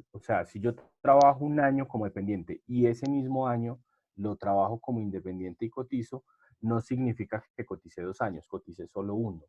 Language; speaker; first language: Spanish; native; Spanish